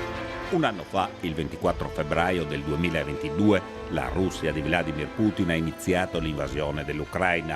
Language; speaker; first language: Italian; native; Italian